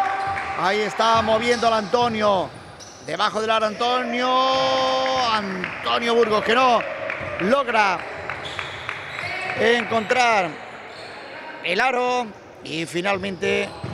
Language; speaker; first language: Spanish; native; Spanish